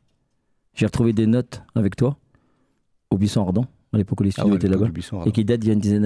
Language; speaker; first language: French; native; French